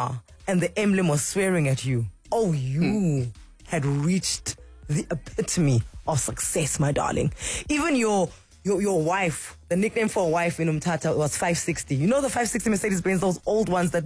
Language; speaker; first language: English; non-native, local second language; Xhosa